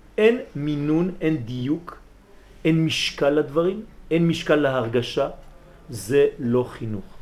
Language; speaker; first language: Hebrew; early bilingual, heritage; Hebrew